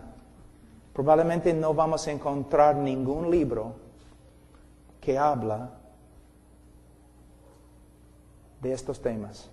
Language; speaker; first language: Spanish; non-native, fluent; English